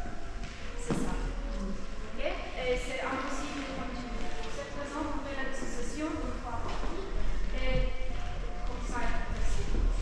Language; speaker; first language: French; non-native, fluent; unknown